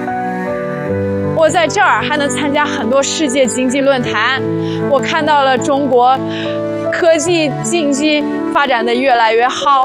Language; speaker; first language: Chinese; non-native, fluent; Russian